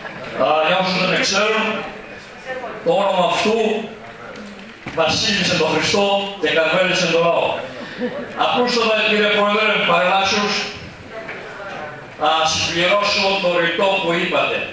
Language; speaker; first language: Greek; early bilingual, heritage; Greek